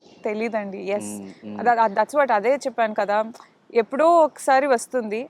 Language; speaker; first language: Telugu; non-native, learner; Kannada